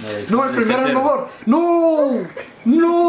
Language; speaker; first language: Spanish; early bilingual, heritage; Spanish